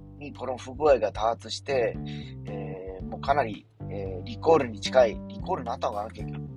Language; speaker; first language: Japanese; native; Japanese